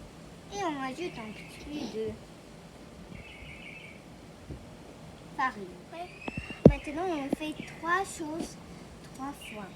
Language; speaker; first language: French; non-native, learner; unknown